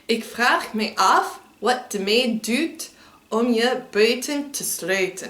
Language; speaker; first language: Dutch; non-native, learner; English